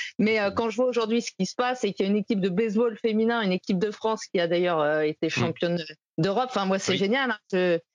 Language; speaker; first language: French; native; French